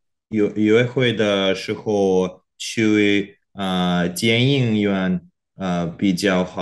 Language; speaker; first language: Chinese; non-native, learner; Korean